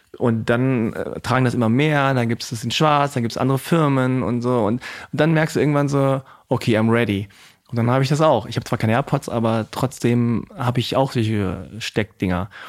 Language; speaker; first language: German; native; German